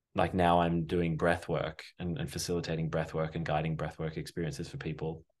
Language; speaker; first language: English; native; English